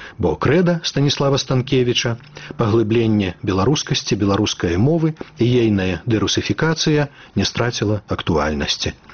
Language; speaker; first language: Belarusian; native; Belarusian